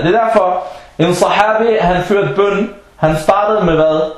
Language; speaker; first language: Danish; non-native, fluent; Arabic